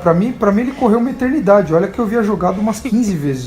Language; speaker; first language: Portuguese; native; Portuguese